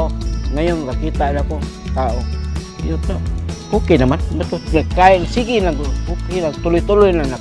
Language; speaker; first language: Filipino; non-native, local second language; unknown